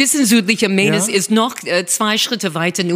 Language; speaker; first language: German; non-native, fluent; English